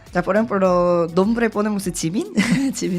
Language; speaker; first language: Spanish; non-native, learner; Korean